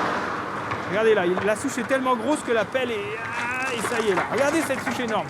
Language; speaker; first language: French; native; French